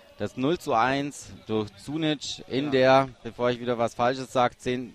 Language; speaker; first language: German; native; German